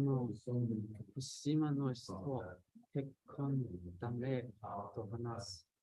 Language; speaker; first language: Japanese; non-native, learner; German